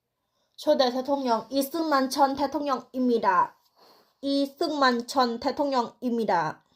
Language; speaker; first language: Korean; non-native, learner; Thai